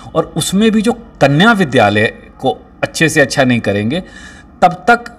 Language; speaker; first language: Hindi; native; Hindi